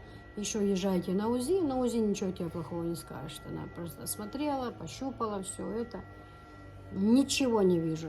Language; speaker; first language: Russian; non-native, local second language; Chechen